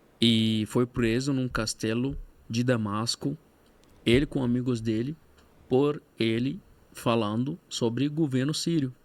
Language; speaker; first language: Portuguese; non-native, fluent; Arabic